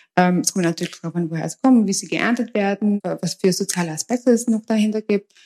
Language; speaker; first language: German; early bilingual, other home language; Albanian